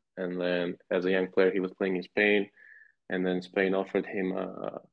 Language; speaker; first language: English; non-native, fluent; Serbian